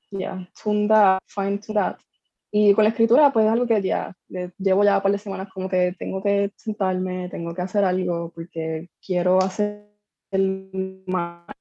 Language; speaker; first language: Spanish; native; Spanish